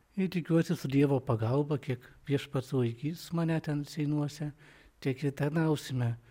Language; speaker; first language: Lithuanian; non-native, local second language; Polish